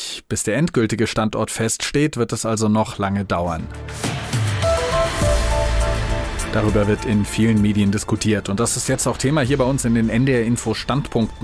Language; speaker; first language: German; native; German